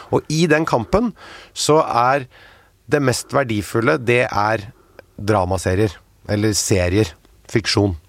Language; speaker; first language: Norwegian; native; Norwegian